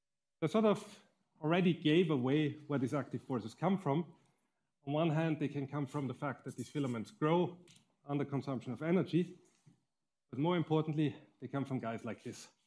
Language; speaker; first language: English; non-native, fluent; German